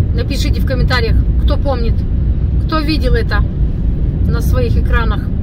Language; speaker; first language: Russian; native; Russian